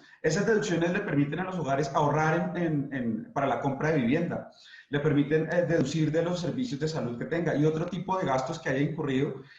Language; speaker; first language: Spanish; native; Spanish